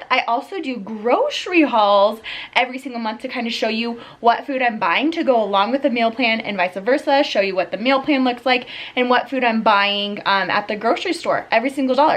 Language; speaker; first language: English; native; English